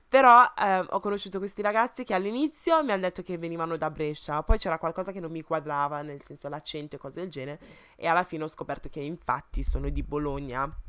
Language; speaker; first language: Italian; early bilingual, other home language; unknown